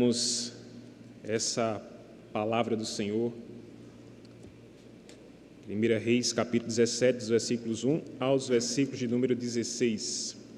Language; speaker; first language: Portuguese; native; Portuguese